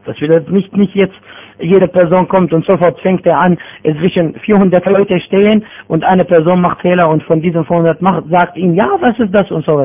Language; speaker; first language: German; non-native, fluent; Arabic